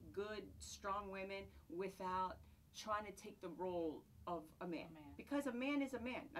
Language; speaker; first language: English; non-native, fluent; Greek